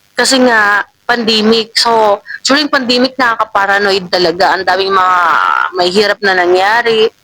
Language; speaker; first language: Filipino; non-native, local second language; Waray